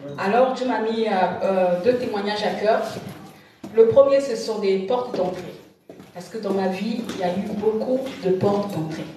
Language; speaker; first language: French; non-native, local second language; Lingala